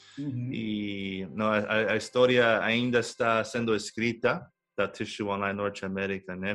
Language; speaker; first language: Portuguese; non-native, fluent; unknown